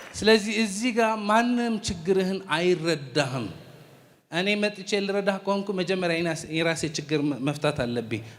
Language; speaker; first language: Amharic; non-native, fluent; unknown